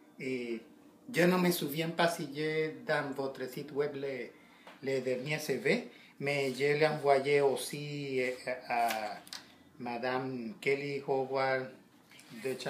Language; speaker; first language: French; non-native, learner; Spanish